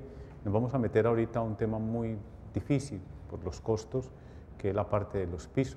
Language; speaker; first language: Spanish; native; Spanish